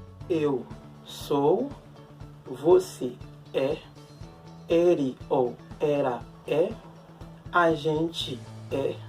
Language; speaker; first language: Portuguese; non-native, fluent; Haitian Creole